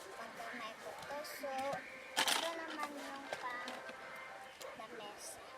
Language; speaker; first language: Filipino; non-native, local second language; Cebuano